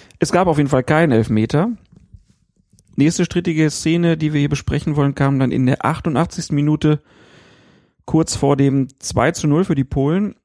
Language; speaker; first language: German; native; German